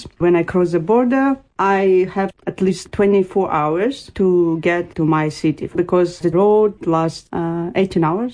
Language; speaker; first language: English; non-native, fluent; Ukrainian